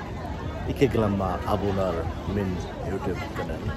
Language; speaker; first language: Norwegian; non-native, learner; Bangla